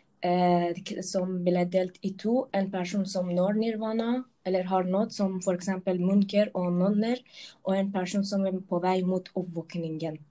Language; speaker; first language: Norwegian; non-native, local second language; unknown